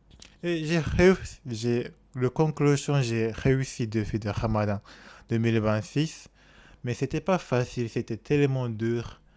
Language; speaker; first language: French; non-native, learner; Japanese